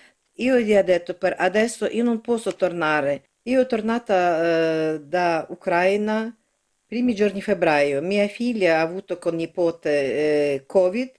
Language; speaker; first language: Italian; non-native, learner; Ukrainian